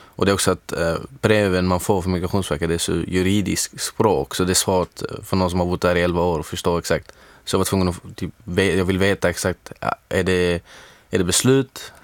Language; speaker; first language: Swedish; non-native, fluent; Arabic